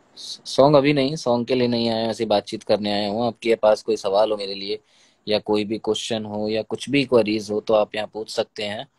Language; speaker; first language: Hindi; native; Hindi